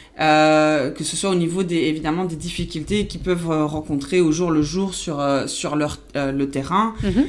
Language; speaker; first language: French; non-native, local second language; Spanish